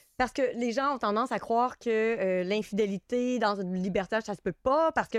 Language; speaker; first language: French; native; French